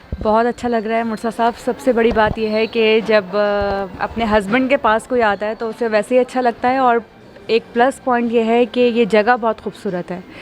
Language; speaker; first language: Urdu; native; Urdu